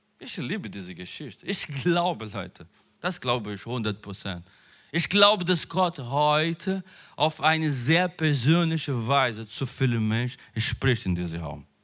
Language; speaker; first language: German; non-native, learner; Portuguese